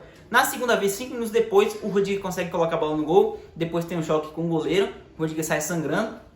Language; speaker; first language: Portuguese; native; Portuguese